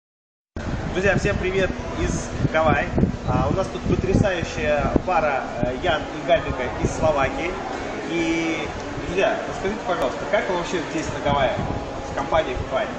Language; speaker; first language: Russian; native; Russian